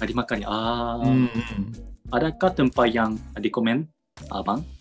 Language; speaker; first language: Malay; non-native, learner; Japanese